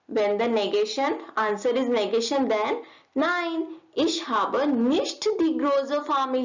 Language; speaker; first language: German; non-native, learner; Hindi